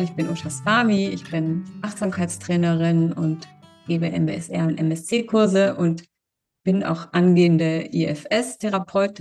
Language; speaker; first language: German; native; German